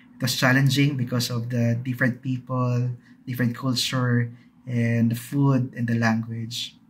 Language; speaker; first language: English; non-native, local second language; Bikol